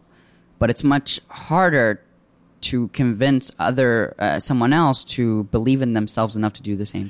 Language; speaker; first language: English; early bilingual, other home language; Arabic